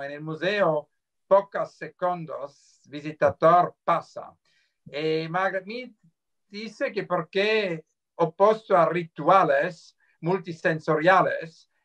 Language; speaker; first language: Spanish; non-native, fluent; Swiss German